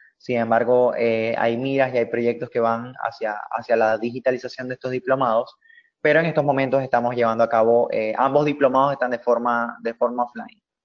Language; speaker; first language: Spanish; native; Spanish